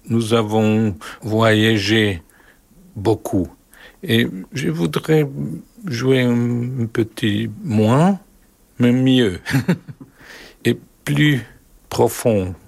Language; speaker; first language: French; non-native, learner; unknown